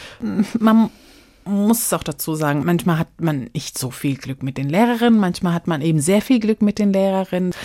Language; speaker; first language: German; early bilingual, other home language; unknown